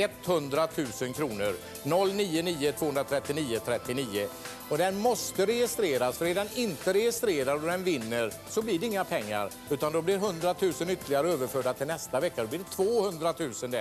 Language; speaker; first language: Swedish; native; Swedish